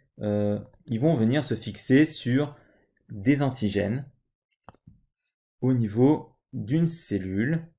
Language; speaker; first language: French; native; French